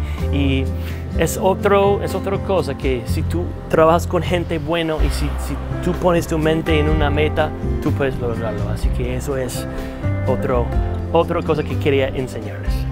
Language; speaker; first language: Spanish; non-native, fluent; English